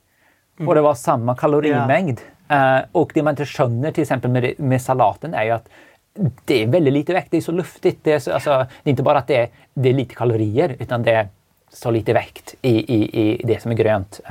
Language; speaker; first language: Swedish; native; Swedish